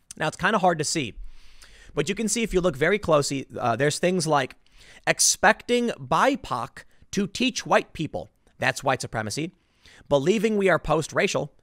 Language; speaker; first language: English; native; English